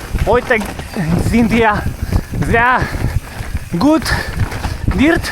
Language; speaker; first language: German; non-native, learner; Slovak